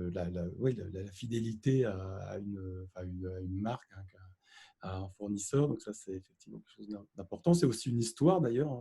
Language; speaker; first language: French; native; French